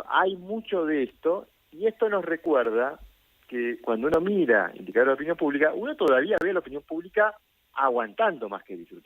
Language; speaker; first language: Spanish; native; Spanish